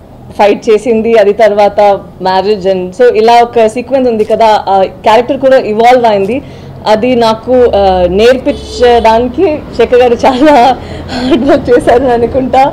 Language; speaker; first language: Telugu; non-native, fluent; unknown